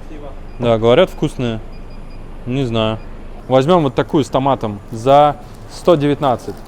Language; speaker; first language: Russian; native; Russian